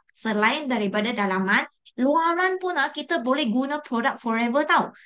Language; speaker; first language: Malay; non-native, local second language; Chinese